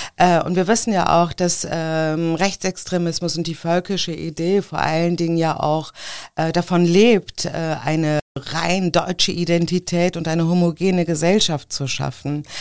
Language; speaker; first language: German; early bilingual, other home language; Turkish